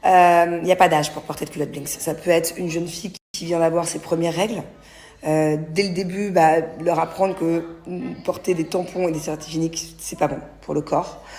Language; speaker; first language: French; native; French